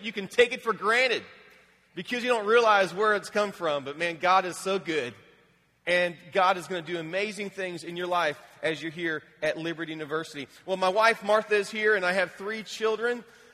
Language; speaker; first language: English; native; English